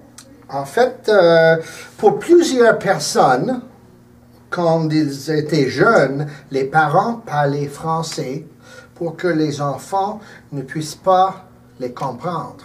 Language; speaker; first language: French; early bilingual, heritage; English